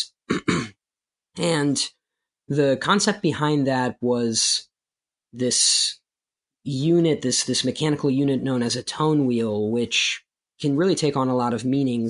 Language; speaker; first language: English; native; English